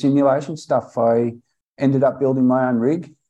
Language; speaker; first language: English; native; English